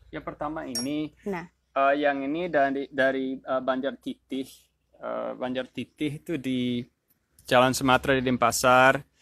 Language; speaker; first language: Indonesian; non-native, fluent; English